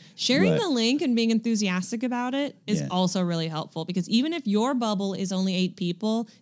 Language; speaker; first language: English; native; English